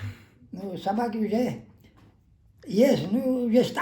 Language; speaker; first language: Russian; non-native, learner; Georgian